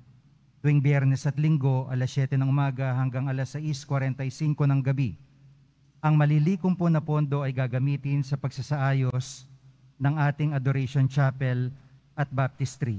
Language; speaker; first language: Filipino; native; Filipino